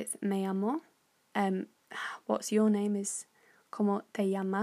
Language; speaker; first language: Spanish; non-native, fluent; English